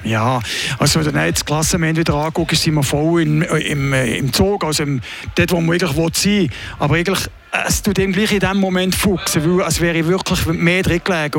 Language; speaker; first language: German; native; German